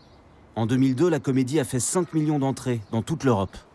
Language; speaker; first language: French; native; French